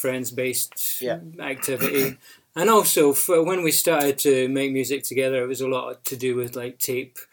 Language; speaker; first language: English; native; English